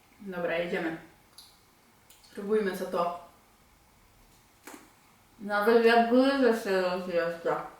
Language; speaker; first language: Polish; native; Polish